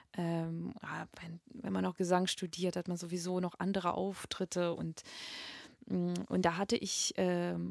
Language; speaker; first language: German; non-native, fluent; Russian